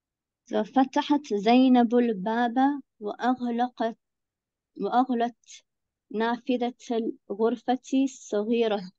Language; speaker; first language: Arabic; non-native, learner; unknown